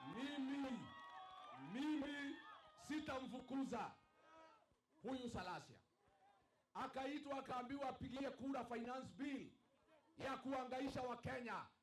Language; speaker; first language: Swahili; non-native, local second language; Kikuyu